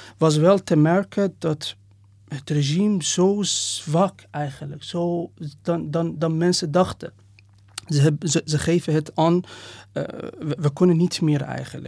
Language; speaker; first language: Dutch; non-native, fluent; Persian